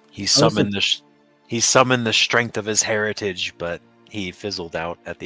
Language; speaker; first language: English; native; English